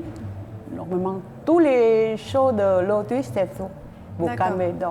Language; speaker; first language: French; non-native, learner; Vietnamese